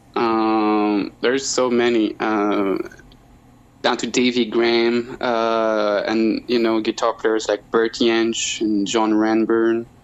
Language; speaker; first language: English; non-native, fluent; French